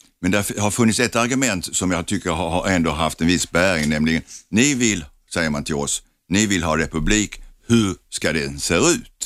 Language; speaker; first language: Swedish; native; Swedish